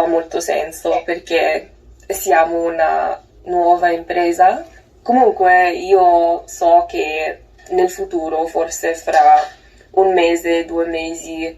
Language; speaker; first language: Italian; non-native, learner; English